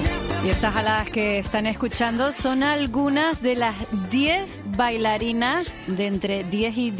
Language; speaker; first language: Spanish; native; Spanish